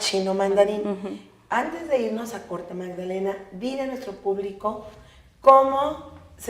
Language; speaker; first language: Spanish; native; Spanish